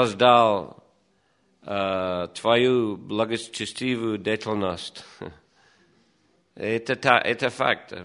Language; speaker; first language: Russian; non-native, fluent; English